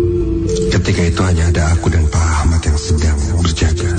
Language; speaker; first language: Indonesian; native; Indonesian